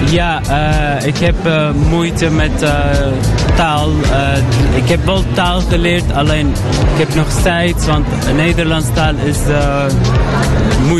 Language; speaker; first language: Dutch; non-native, learner; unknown